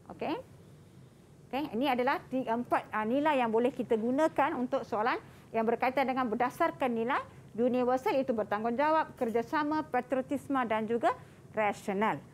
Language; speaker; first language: Malay; non-native, local second language; Tamil